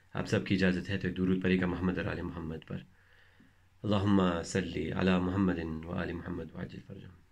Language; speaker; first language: Hindi; early bilingual, heritage; Hindi